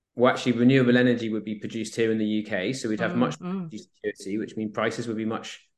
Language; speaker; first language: English; native; English